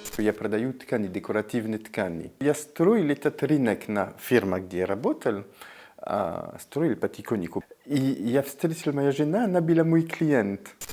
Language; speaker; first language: Russian; non-native, learner; French